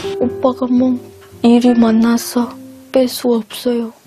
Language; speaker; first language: Korean; non-native, learner; Khmer